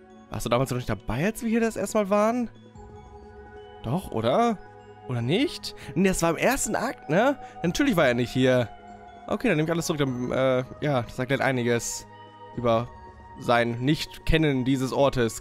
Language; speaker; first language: German; native; German